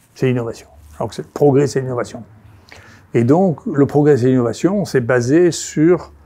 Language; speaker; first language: French; native; French